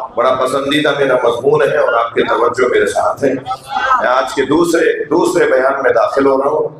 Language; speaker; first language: Urdu; native; Urdu